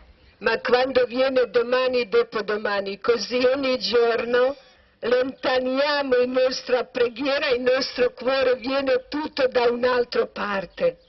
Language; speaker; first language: Italian; non-native, learner; Croatian